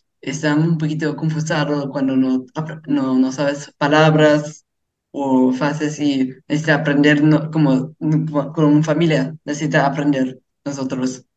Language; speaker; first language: Spanish; early bilingual, heritage; English